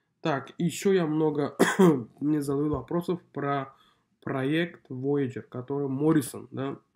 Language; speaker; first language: Russian; non-native, local second language; Uzbek